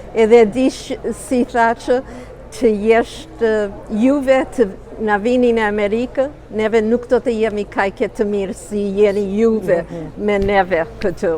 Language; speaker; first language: Albanian; early bilingual, heritage; Albanian